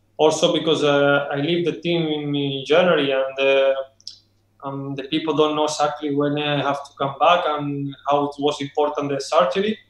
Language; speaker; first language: English; non-native, learner; Spanish